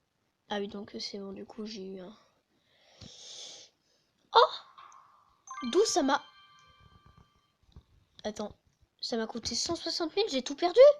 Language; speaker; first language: French; native; French